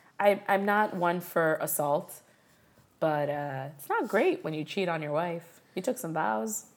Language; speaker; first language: English; early bilingual, other home language; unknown